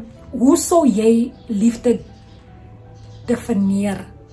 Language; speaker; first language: Afrikaans; non-native, learner; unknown